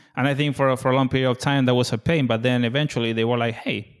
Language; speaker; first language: English; non-native, fluent; Spanish